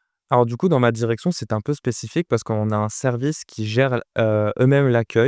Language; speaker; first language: French; native; French